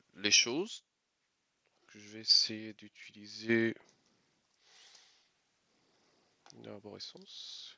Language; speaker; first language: French; non-native, local second language; Arabic